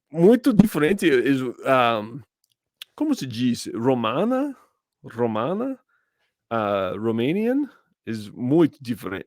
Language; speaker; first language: Portuguese; non-native, learner; English